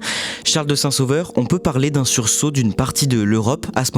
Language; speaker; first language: French; native; French